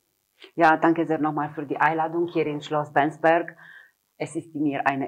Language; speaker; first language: German; non-native, fluent; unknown